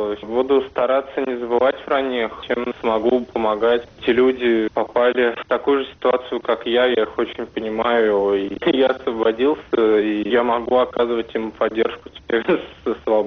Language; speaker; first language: Russian; native; Russian